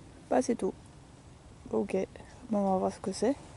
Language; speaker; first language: French; native; French